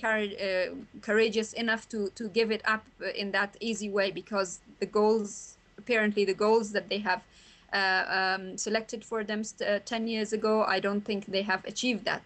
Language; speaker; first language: English; non-native, fluent; Pashto